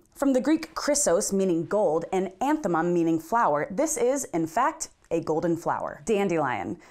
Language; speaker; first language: English; native; English